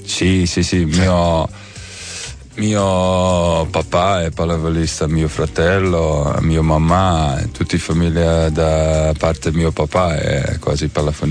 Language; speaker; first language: Italian; non-native, learner; Dutch